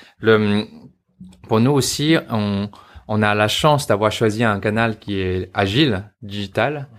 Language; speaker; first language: French; non-native, fluent; Chinese